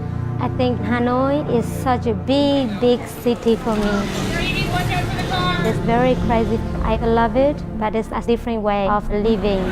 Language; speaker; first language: English; non-native, local second language; Hmong